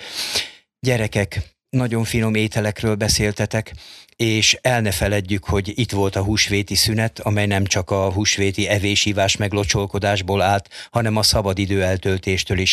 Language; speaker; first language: Hungarian; native; Hungarian